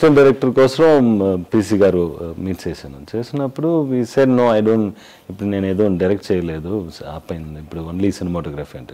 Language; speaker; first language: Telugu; non-native, learner; Tamil